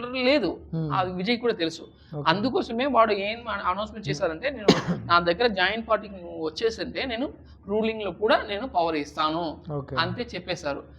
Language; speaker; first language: Telugu; non-native, local second language; Tamil